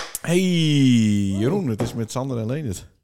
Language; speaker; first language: Dutch; native; Dutch